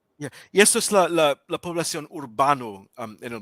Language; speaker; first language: Spanish; non-native, learner; English